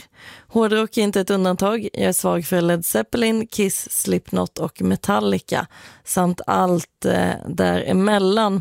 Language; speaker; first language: Swedish; native; Swedish